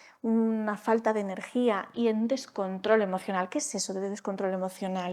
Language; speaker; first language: Spanish; native; Spanish